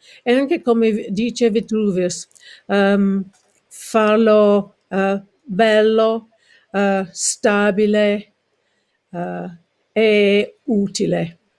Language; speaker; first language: Italian; non-native, learner; English